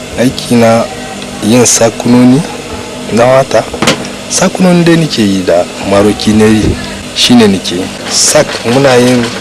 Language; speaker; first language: Hausa; native; Hausa